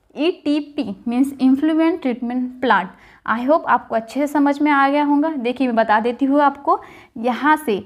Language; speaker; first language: Hindi; non-native, local second language; Marathi